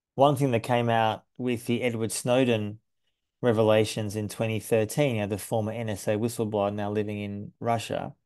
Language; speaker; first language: English; native; English